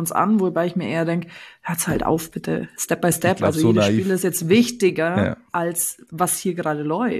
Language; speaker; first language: German; native; German